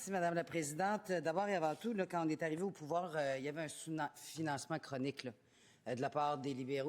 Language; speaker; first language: French; native; French